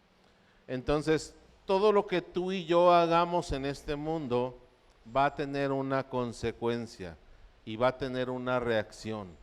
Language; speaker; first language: Spanish; native; Spanish